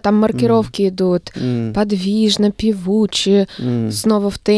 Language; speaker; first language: Russian; native; Russian